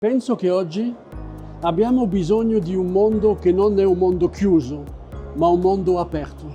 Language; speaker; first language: Italian; non-native, fluent; French